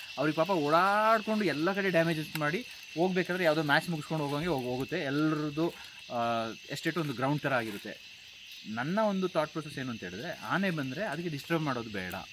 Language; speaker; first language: Kannada; non-native, local second language; Kodava